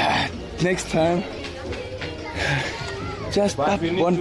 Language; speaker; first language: English; non-native, learner; German